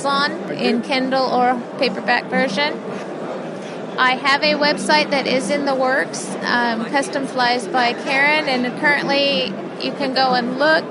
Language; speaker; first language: English; native; English